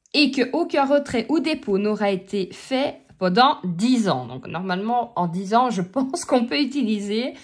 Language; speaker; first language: French; native; French